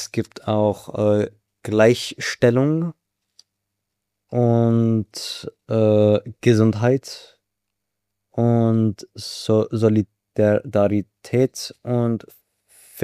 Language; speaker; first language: German; non-native, learner; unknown